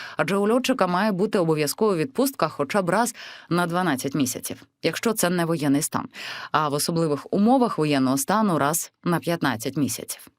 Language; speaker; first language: Ukrainian; non-native, local second language; Russian